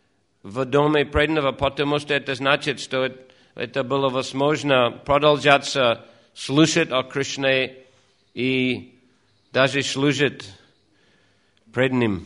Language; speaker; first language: Russian; non-native, fluent; English